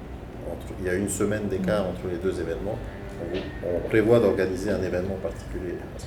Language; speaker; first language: French; native; French